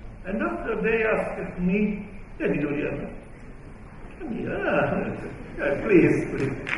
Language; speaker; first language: English; non-native, fluent; Italian